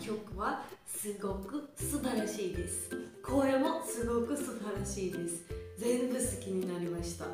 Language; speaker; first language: Japanese; non-native, learner; Georgian